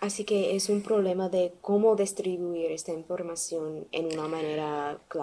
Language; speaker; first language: Spanish; non-native, learner; English